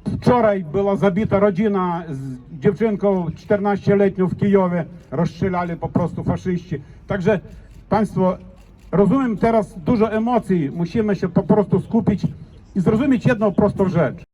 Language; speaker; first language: Polish; non-native, fluent; Ukrainian